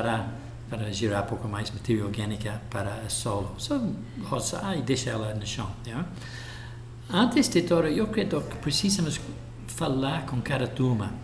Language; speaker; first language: Portuguese; non-native, local second language; English